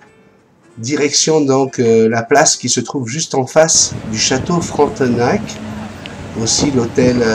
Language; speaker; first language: French; native; French